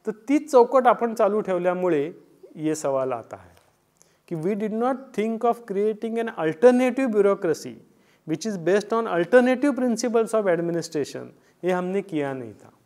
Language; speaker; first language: Hindi; non-native, local second language; Marathi